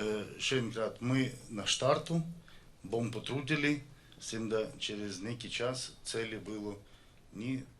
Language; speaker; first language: Slovenian; non-native, learner; Russian